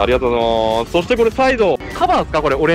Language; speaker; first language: Japanese; native; Japanese